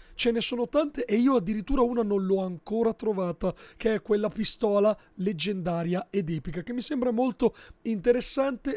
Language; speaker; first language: Italian; native; Italian